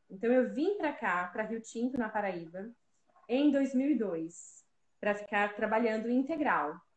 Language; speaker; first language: Portuguese; native; Portuguese